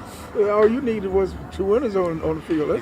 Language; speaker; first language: English; native; English